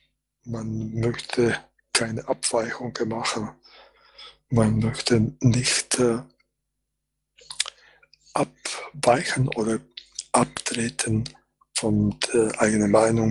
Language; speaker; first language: German; non-native, fluent; Croatian